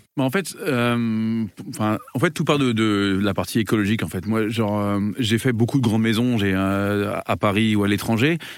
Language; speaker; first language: French; native; French